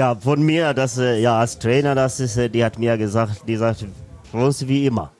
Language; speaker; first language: German; non-native, learner; Swahili